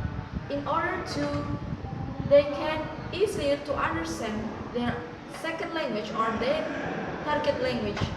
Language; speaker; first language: English; non-native, learner; Indonesian